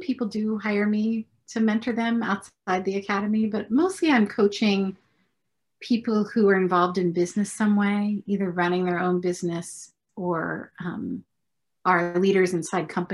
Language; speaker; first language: English; native; English